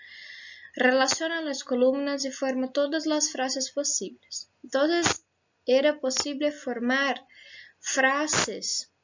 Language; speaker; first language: Spanish; non-native, fluent; Portuguese